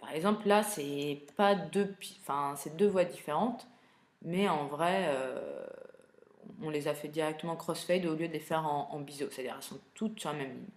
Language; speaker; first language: French; native; French